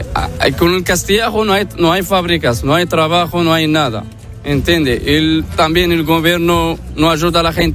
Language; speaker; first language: Spanish; non-native, learner; Arabic